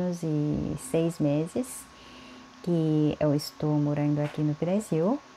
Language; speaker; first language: Portuguese; non-native, fluent; Korean